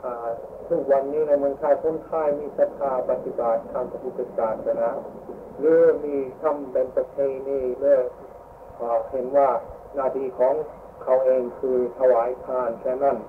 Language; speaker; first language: Thai; non-native, fluent; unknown